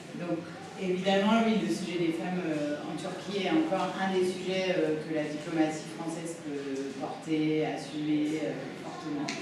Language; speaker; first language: French; native; French